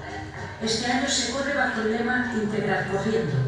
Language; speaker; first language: Spanish; native; Spanish